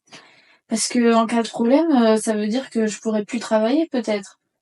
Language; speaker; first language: French; native; French